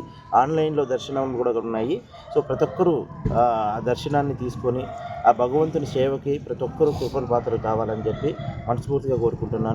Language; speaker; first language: Telugu; native; Telugu